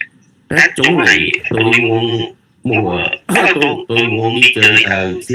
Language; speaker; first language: Vietnamese; non-native, learner; Khmer